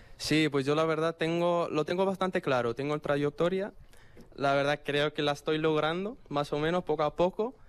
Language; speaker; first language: Spanish; non-native, fluent; Arabic